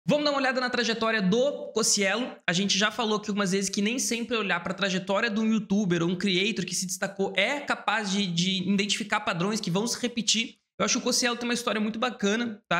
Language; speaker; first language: Portuguese; native; Portuguese